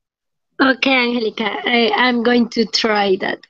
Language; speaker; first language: English; non-native, learner; Spanish